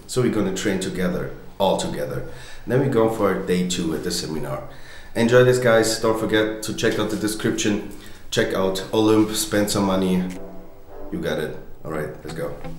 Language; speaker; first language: English; non-native, fluent; German